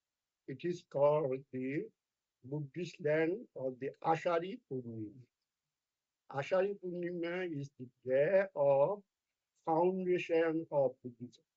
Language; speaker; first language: English; non-native, fluent; Bangla